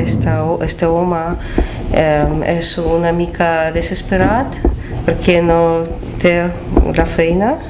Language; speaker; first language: Catalan; non-native, learner; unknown